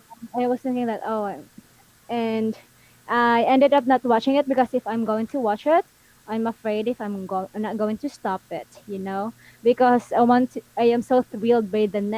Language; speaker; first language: English; non-native, local second language; Filipino